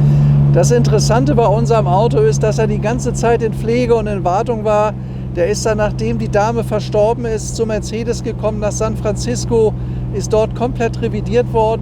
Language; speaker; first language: German; native; German